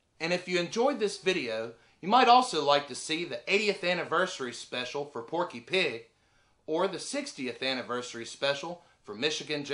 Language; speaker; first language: English; native; English